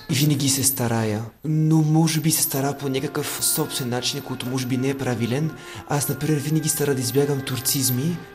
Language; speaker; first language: Bulgarian; non-native, fluent; French